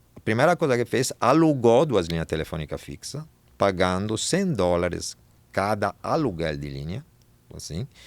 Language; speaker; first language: Portuguese; non-native, fluent; Italian